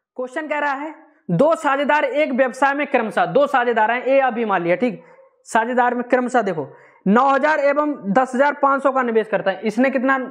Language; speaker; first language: Hindi; native; Hindi